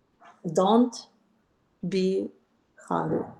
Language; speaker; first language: English; non-native, learner; Ukrainian